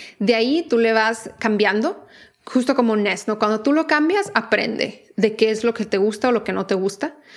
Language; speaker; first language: Spanish; native; Spanish